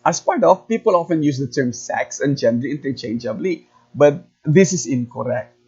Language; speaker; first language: English; non-native, local second language; Filipino